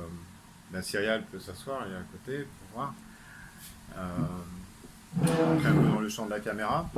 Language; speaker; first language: French; native; French